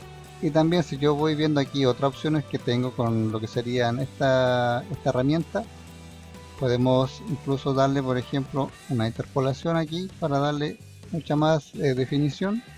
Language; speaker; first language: Spanish; native; Spanish